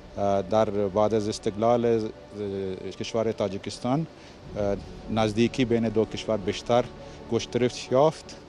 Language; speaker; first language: Persian; non-native, fluent; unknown